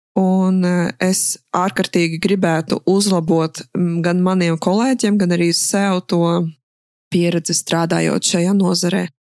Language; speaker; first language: Latvian; non-native, local second language; Russian